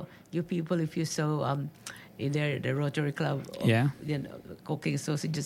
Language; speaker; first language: English; non-native, local second language; Cebuano